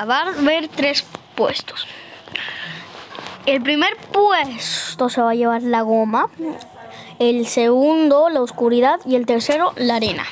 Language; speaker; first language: Spanish; native; Spanish